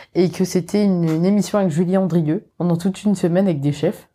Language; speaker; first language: French; non-native, local second language; Morisyen